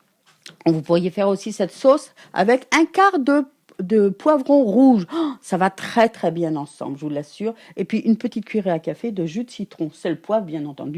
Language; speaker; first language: French; native; French